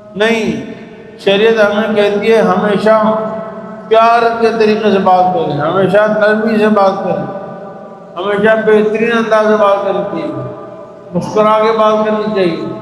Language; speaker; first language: Urdu; non-native, local second language; Pashto